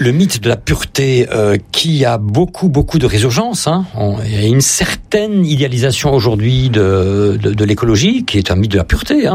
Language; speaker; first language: French; native; French